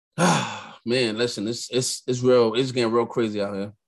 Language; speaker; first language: English; native; English